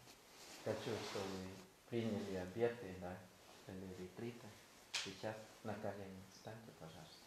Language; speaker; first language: Russian; non-native, fluent; Thai